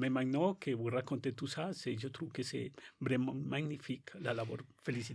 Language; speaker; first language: French; non-native, learner; Spanish